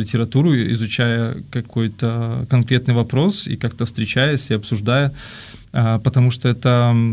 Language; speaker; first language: Russian; native; Russian